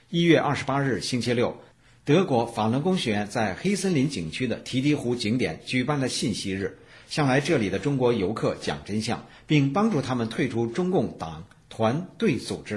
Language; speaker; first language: Chinese; native; Chinese